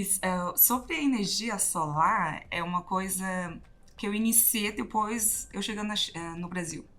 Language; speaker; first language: Portuguese; non-native, fluent; Chinese